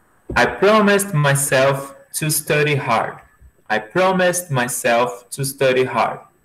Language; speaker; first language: English; non-native, fluent; Portuguese